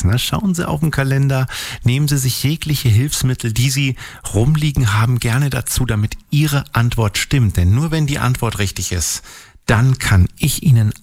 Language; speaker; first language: German; native; German